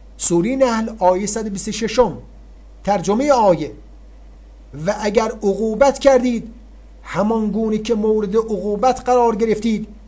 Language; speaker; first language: Persian; native; Persian